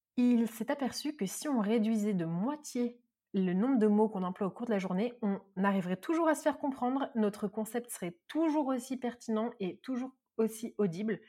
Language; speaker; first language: French; native; French